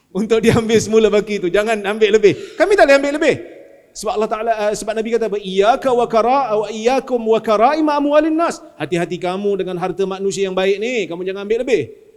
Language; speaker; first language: Malay; native; Malay